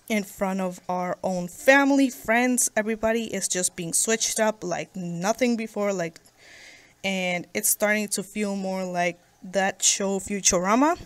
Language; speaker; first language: English; native; English